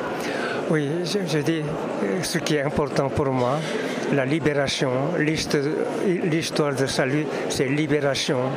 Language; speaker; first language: French; non-native, fluent; Korean